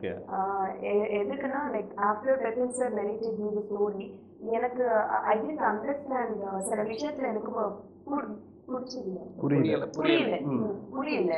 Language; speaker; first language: Tamil; non-native, learner; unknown